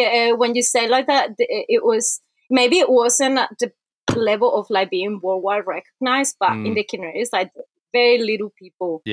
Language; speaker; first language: English; non-native, fluent; Spanish